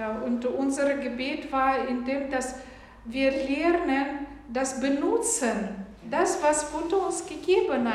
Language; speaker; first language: German; non-native, learner; Russian